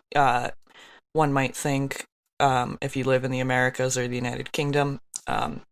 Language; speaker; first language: English; early bilingual, other home language; Yoruba